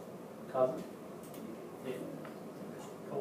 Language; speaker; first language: Japanese; non-native, learner; English